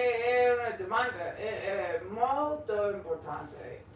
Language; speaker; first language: Italian; non-native, learner; English